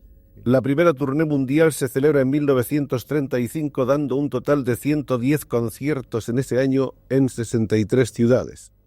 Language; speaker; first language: Spanish; native; Spanish